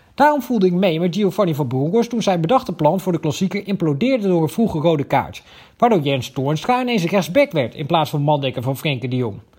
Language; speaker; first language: Dutch; native; Dutch